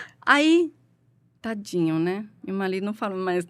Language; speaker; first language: Portuguese; non-native, learner; Chinese